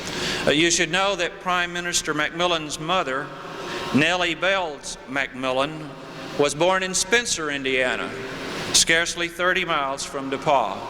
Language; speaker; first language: English; native; English